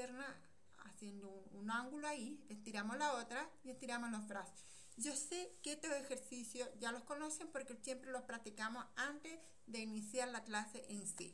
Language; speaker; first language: Spanish; native; Spanish